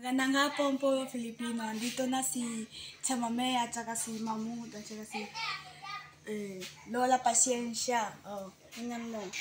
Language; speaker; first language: Filipino; non-native, learner; Spanish